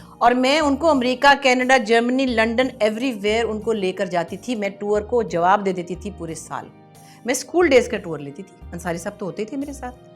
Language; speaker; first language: Urdu; non-native, local second language; Punjabi